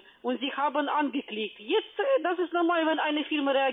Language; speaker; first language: German; non-native, fluent; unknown